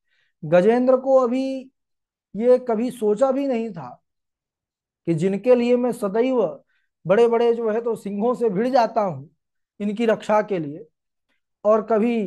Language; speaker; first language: Hindi; native; Hindi